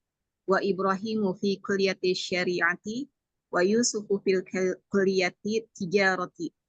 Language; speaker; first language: Arabic; non-native, learner; Indonesian